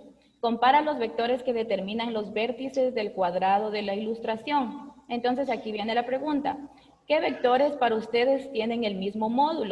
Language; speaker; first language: Spanish; native; Spanish